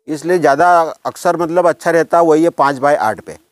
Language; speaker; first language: Hindi; native; Hindi